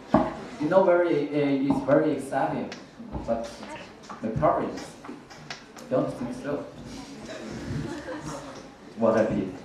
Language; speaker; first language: English; non-native, learner; Chinese